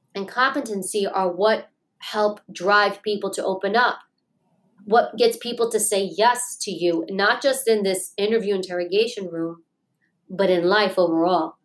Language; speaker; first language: English; native; English